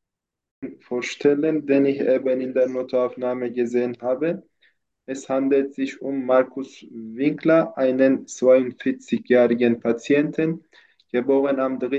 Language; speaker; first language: German; non-native, fluent; Turkish